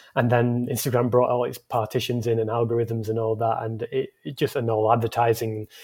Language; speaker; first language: English; native; English